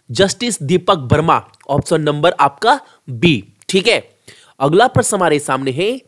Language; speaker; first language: Hindi; native; Hindi